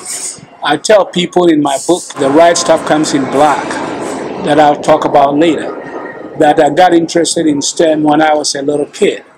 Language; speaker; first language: English; non-native, local second language; Akan